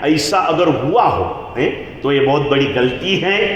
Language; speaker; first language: Hindi; non-native, local second language; Gujarati